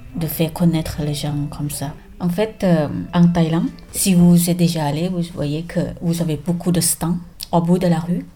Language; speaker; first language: French; non-native, learner; Thai